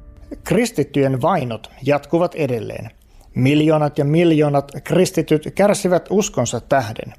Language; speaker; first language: Finnish; native; Finnish